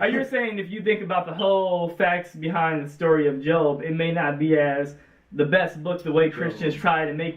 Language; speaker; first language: English; native; English